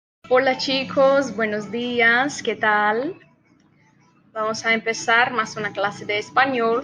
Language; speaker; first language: Spanish; non-native, fluent; Portuguese